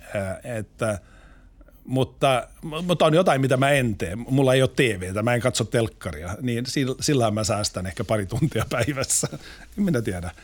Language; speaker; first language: Finnish; non-native, local second language; Swedish